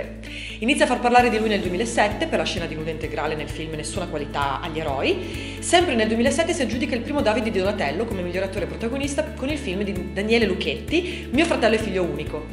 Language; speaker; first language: Italian; native; Italian